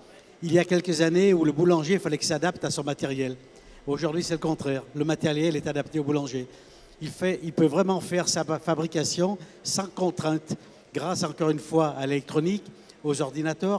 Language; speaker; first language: French; native; French